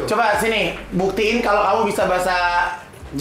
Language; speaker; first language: Indonesian; native; Indonesian